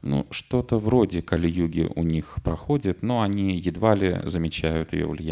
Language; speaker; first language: Russian; native; Russian